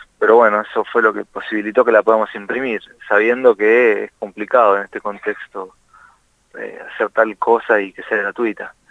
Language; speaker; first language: Spanish; native; Spanish